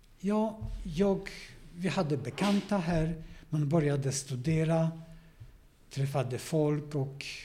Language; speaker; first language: Swedish; non-native, fluent; Polish